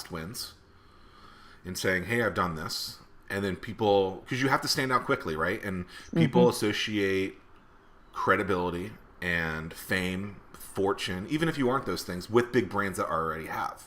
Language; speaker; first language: English; native; English